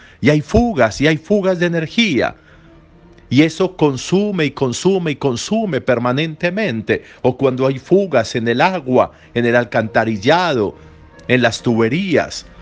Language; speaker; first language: Spanish; native; Spanish